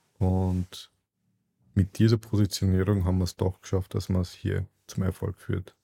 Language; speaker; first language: German; early bilingual, other home language; Turkish